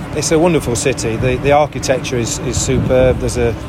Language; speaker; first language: English; native; English